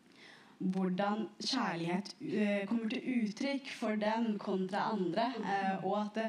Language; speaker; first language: Norwegian; early bilingual, other home language; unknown